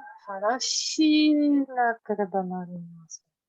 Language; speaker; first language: Japanese; non-native, learner; Polish